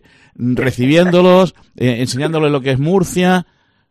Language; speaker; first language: Spanish; native; Spanish